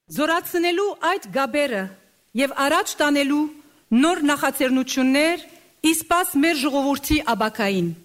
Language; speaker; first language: Armenian; native; Armenian